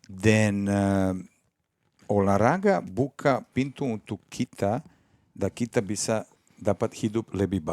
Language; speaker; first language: Indonesian; non-native, fluent; Serbian